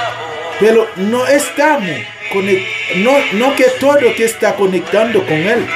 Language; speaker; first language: Spanish; non-native, learner; Haitian Creole